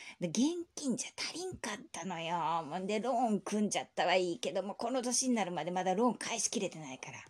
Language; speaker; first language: Japanese; native; Japanese